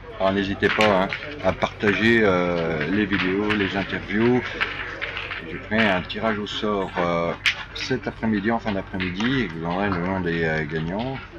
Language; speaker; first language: French; native; French